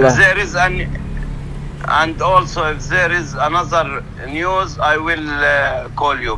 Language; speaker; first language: English; non-native, learner; Arabic